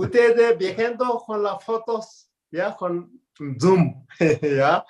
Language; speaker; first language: Spanish; non-native, learner; Tibetan